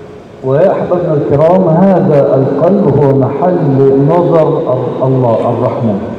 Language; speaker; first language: Arabic; native; Arabic